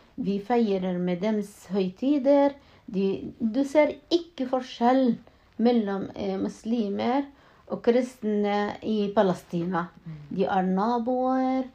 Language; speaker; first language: Norwegian; non-native, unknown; Arabic